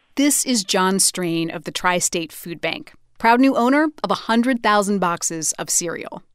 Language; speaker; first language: English; native; English